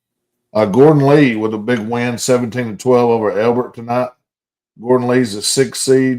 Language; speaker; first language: English; native; English